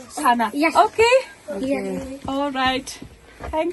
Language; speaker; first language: Hindi; non-native, local second language; Kannada